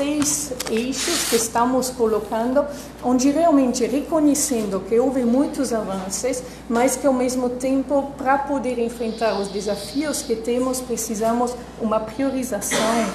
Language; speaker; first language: Portuguese; non-native, fluent; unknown